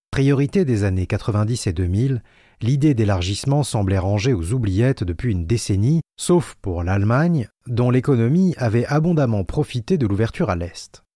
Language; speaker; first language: French; native; French